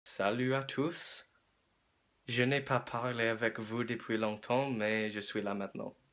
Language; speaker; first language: French; non-native, learner; English